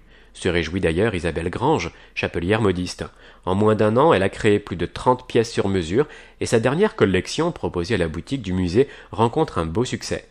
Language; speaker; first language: French; native; French